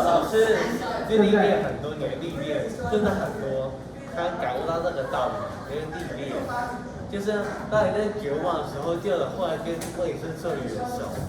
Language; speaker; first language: Chinese; native; Chinese